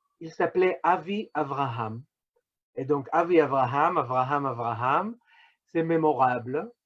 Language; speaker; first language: French; non-native, fluent; Hebrew